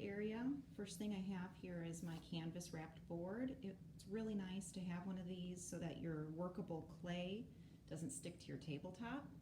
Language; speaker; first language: English; native; English